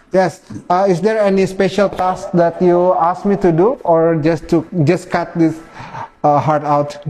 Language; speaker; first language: English; non-native, local second language; Indonesian